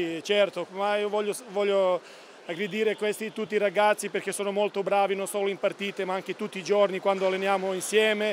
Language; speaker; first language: Italian; non-native, learner; Serbian